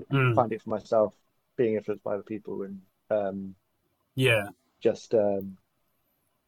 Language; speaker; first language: English; native; English